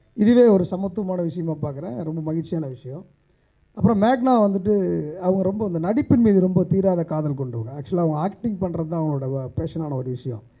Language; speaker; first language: Tamil; native; Tamil